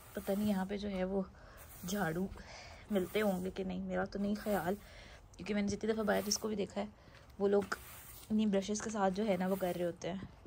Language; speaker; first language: Urdu; native; Urdu